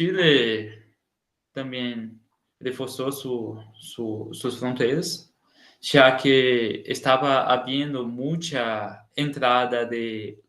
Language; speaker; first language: Spanish; non-native, learner; Portuguese